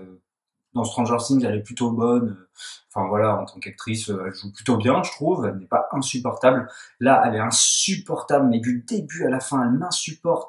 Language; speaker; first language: French; native; French